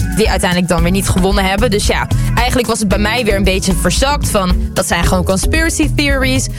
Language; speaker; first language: Dutch; early bilingual, other home language; Lingala